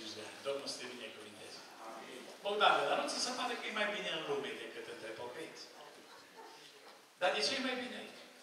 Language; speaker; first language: Romanian; native; Romanian